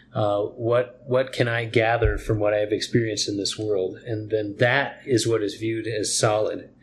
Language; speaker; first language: English; native; English